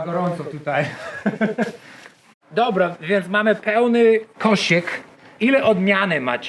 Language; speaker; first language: Polish; non-native, learner; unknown